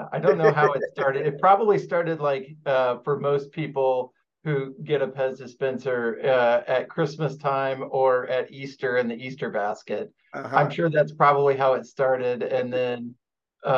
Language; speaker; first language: English; native; English